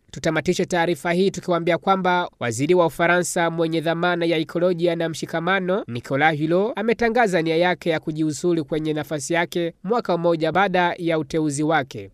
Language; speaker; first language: Swahili; non-native, local second language; Rundi